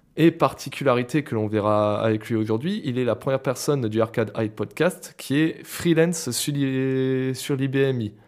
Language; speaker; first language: French; native; French